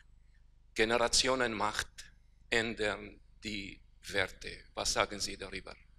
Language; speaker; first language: German; non-native, learner; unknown